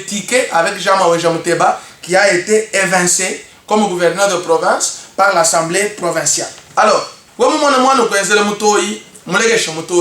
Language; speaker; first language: French; non-native, local second language; Luba-Lulua